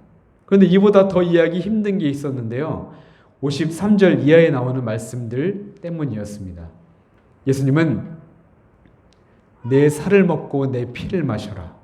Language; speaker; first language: Korean; native; Korean